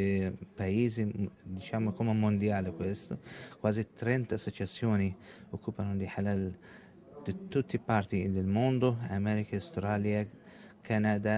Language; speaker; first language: Italian; non-native, learner; Arabic